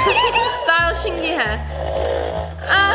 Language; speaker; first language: Korean; early bilingual, heritage; English